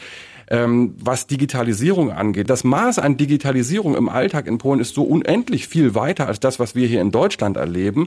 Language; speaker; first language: German; native; German